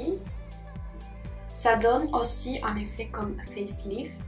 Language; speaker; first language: French; non-native, fluent; Spanish